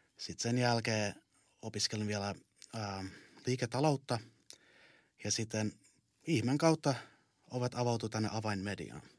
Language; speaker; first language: Finnish; early bilingual, heritage; Finnish